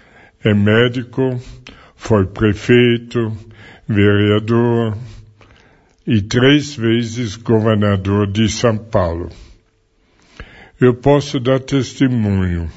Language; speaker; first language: Portuguese; non-native, fluent; German